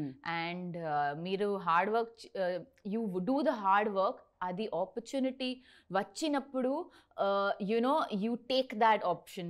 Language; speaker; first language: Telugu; non-native, learner; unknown